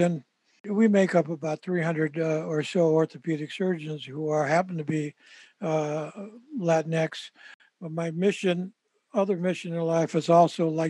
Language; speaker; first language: English; native; English